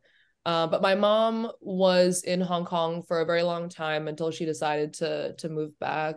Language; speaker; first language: English; native; English